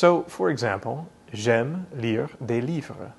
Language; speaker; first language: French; non-native, fluent; English